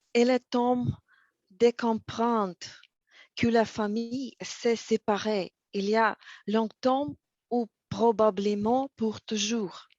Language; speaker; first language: French; non-native, learner; Russian